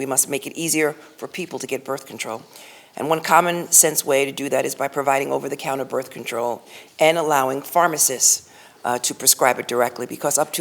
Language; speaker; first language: English; native; English